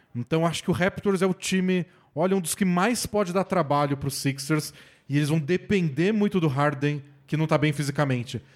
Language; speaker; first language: Portuguese; native; Portuguese